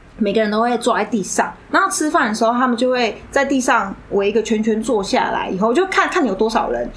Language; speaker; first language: Chinese; native; Chinese